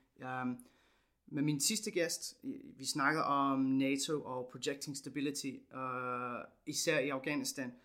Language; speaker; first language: Danish; non-native, fluent; English